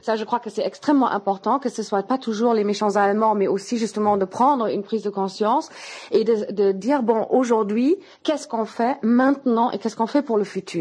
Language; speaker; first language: French; non-native, fluent; German